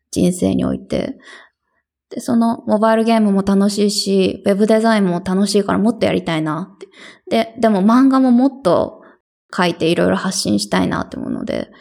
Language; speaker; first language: Japanese; native; Japanese